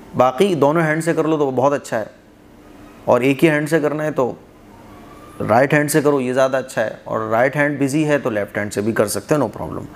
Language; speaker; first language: Urdu; native; Urdu